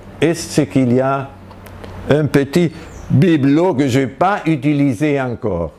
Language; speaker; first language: French; non-native, fluent; Spanish